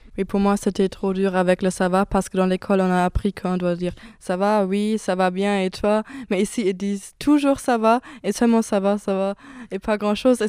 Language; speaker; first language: French; non-native, learner; German